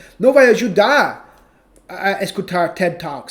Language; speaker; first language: Portuguese; non-native, fluent; English